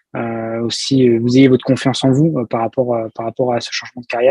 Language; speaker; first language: French; native; French